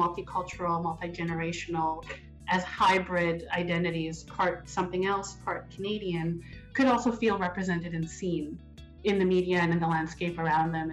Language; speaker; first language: English; native; English